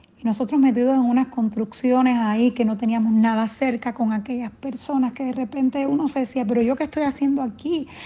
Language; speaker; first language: Spanish; native; Spanish